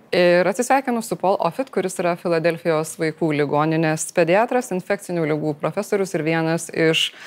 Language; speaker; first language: Lithuanian; native; Lithuanian